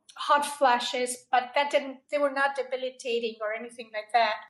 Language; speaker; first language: English; non-native, fluent; Spanish